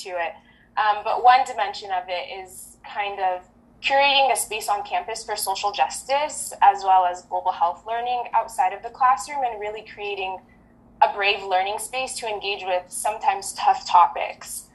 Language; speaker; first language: English; early bilingual, other home language; French